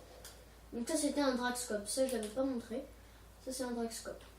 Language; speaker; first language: French; native; French